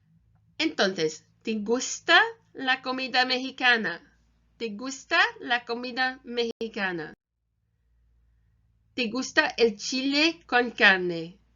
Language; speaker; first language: Spanish; non-native, learner; English